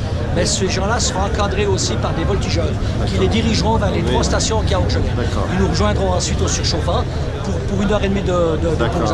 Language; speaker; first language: French; native; French